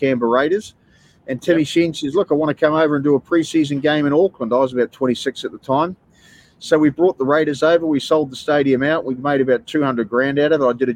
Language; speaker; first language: English; native; English